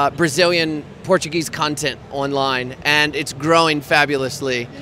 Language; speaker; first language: English; native; English